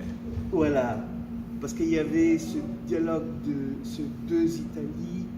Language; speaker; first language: French; non-native, fluent; Italian